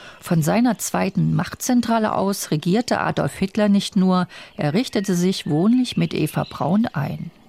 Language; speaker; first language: German; native; German